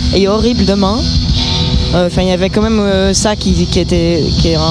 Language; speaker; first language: French; native; French